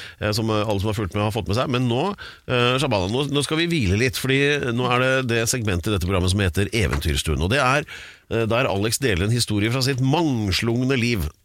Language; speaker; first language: Norwegian; native; Norwegian